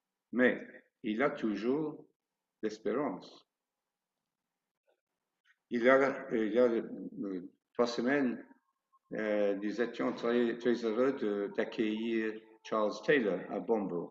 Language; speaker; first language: French; non-native, fluent; English